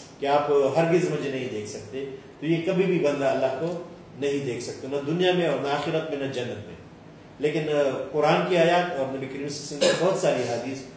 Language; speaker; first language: Urdu; native; Urdu